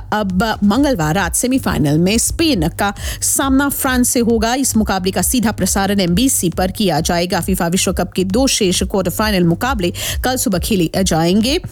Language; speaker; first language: Hindi; non-native, local second language; Morisyen